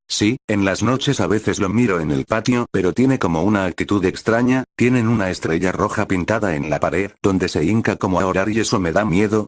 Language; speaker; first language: Spanish; native; Spanish